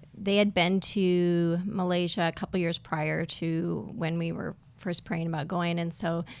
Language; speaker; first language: English; native; English